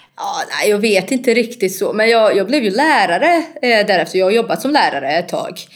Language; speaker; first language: Swedish; non-native, fluent; Bosnian